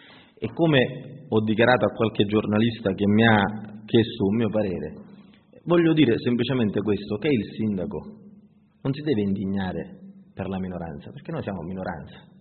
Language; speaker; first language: Italian; native; Italian